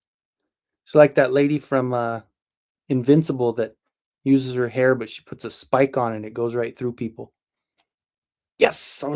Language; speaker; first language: English; native; English